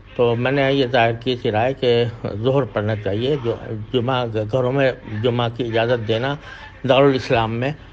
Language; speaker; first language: Urdu; native; Urdu